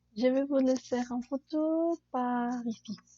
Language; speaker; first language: French; non-native, learner; Spanish